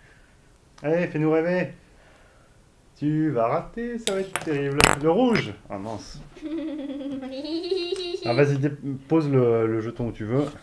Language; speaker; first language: French; native; French